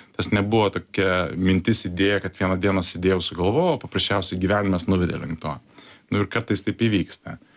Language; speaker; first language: Lithuanian; native; Lithuanian